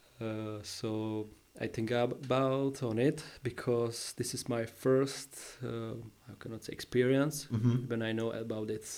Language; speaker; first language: English; non-native, learner; Czech